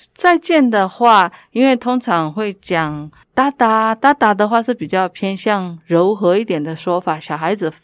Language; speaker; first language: Chinese; early bilingual, heritage; Chinese